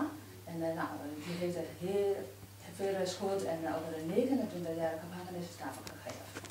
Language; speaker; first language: Dutch; non-native, learner; Burmese